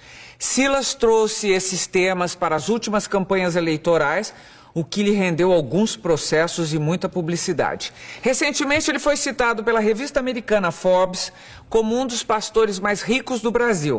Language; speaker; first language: Portuguese; native; Portuguese